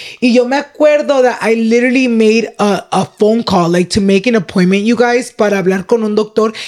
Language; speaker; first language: English; early bilingual, other home language; Spanish